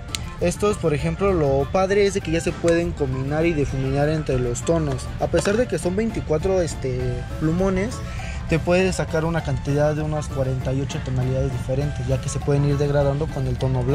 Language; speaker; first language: Spanish; native; Spanish